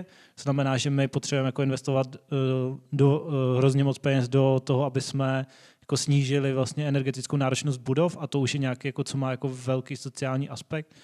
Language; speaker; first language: Czech; native; Czech